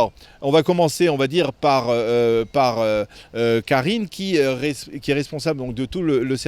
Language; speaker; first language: French; native; French